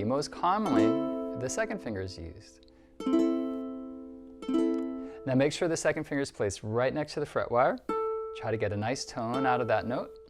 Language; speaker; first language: English; native; English